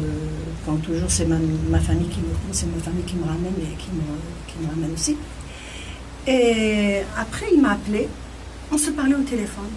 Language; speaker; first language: French; non-native, local second language; Kabyle